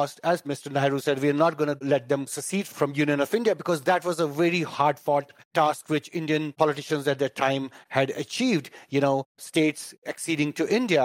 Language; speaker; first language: English; non-native, local second language; Kashmiri